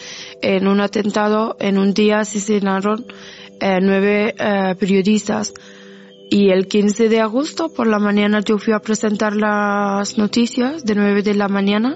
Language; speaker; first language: Spanish; non-native, fluent; Persian